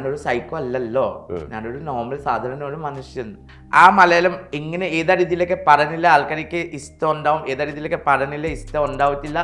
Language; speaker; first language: Malayalam; non-native, learner; Assamese